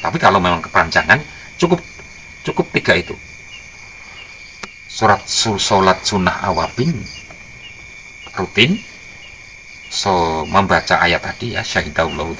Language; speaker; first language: Indonesian; non-native, local second language; Javanese